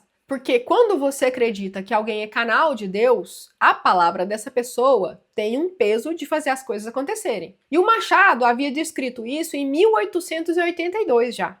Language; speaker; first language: Portuguese; native; Portuguese